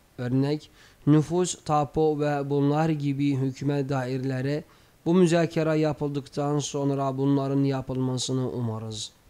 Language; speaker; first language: Turkish; native; Turkish